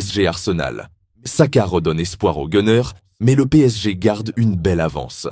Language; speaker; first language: French; native; French